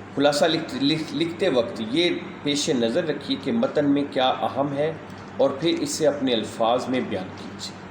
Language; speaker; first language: Urdu; native; Urdu